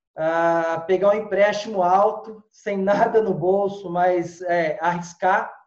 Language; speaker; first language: Portuguese; native; Portuguese